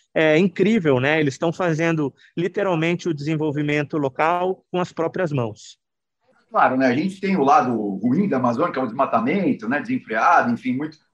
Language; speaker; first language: Portuguese; native; Portuguese